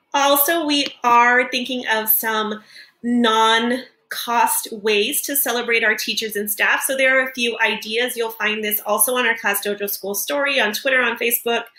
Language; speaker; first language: English; native; English